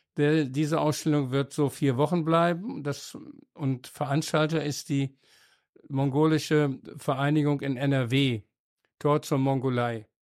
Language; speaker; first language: German; native; German